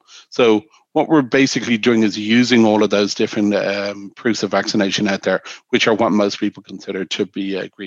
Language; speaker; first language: English; native; English